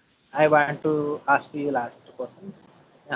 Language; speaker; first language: English; non-native, learner; Hindi